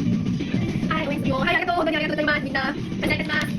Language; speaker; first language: Japanese; non-native, learner; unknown